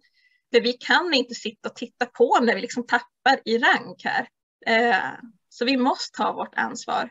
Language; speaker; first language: Swedish; native; Swedish